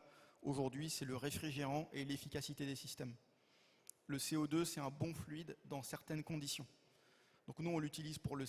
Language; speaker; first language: French; native; French